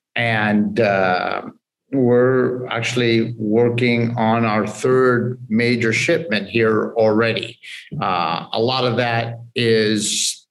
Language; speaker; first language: English; early bilingual, other home language; Spanish